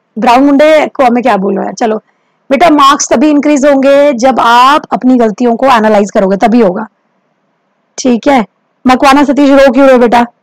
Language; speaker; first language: Hindi; native; Hindi